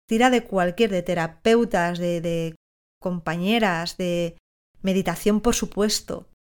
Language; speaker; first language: Spanish; native; Spanish